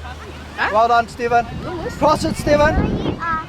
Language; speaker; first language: English; native; English